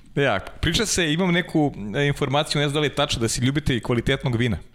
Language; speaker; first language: Serbian; native; Serbian